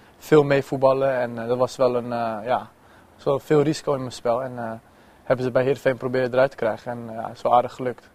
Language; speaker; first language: Dutch; early bilingual, other home language; Persian